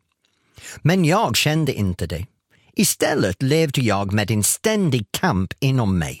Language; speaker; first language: Swedish; non-native, fluent; English